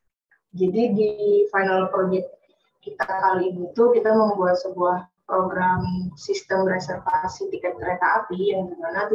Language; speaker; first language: Indonesian; native; Indonesian